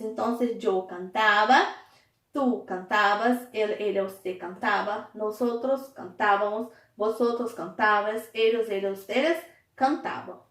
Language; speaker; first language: Spanish; non-native, fluent; Portuguese